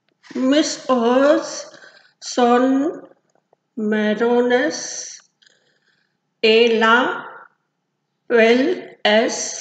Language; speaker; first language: Spanish; non-native, learner; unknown